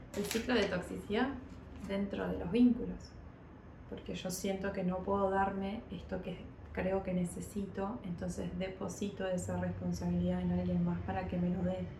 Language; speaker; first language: Spanish; early bilingual, heritage; Spanish